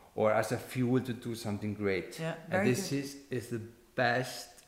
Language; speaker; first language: English; non-native, fluent; Icelandic